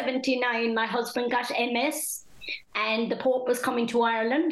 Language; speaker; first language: English; native; English